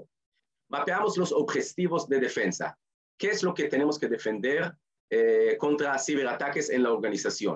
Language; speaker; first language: Spanish; non-native, fluent; Hebrew